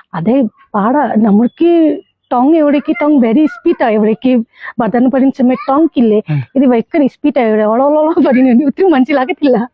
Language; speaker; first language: Malayalam; non-native, learner; Nepali